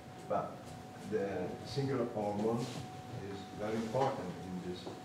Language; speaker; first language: English; non-native, learner; Italian